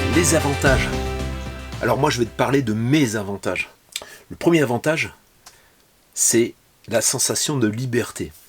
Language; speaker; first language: French; native; French